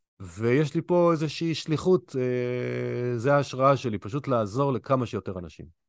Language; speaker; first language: Hebrew; native; Hebrew